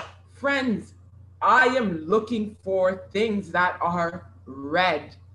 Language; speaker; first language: English; early bilingual, other home language; French